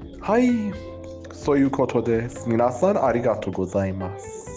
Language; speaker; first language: Japanese; non-native, learner; Persian